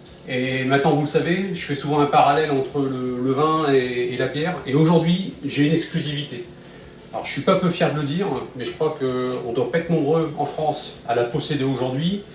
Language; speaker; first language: French; native; French